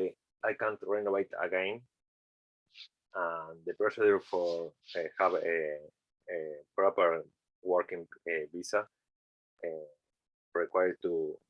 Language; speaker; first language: English; non-native, learner; Spanish